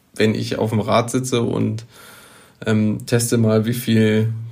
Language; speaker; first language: German; native; German